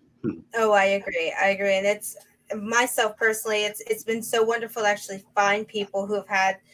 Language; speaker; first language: English; native; English